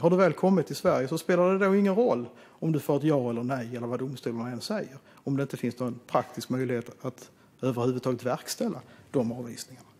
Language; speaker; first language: Swedish; native; Swedish